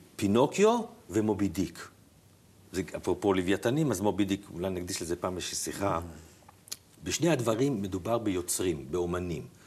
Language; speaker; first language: Hebrew; native; Hebrew